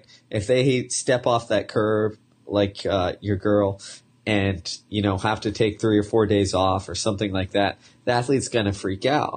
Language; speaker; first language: English; native; English